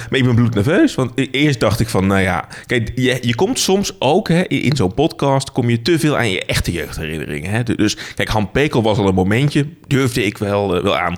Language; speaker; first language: Dutch; native; Dutch